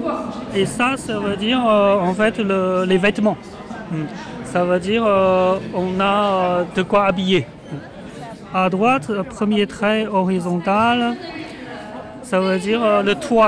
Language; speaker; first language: French; non-native, fluent; Chinese